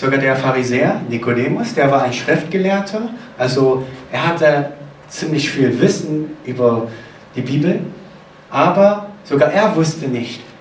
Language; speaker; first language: German; non-native, fluent; Korean